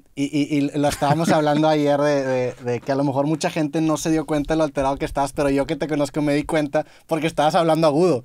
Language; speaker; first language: Spanish; native; Spanish